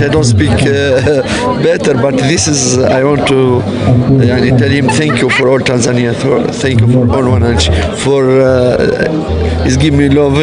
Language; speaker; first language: English; non-native, learner; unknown